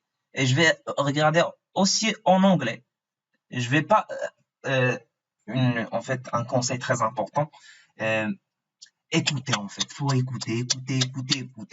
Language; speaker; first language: French; non-native, fluent; Arabic